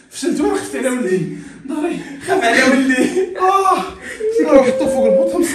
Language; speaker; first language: Arabic; native; Arabic